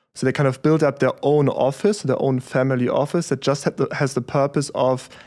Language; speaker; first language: English; early bilingual, other home language; German